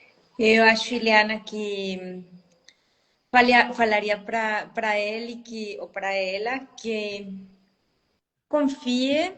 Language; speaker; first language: Portuguese; non-native, fluent; Spanish